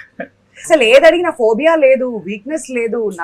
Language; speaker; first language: Telugu; native; Telugu